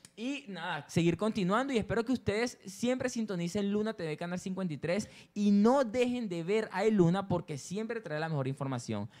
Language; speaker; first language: Spanish; native; Spanish